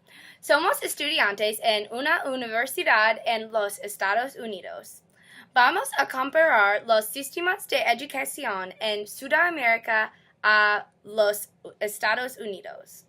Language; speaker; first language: Spanish; non-native, learner; English